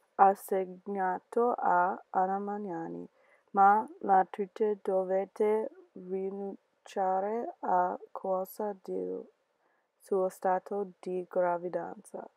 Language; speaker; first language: Italian; non-native, learner; English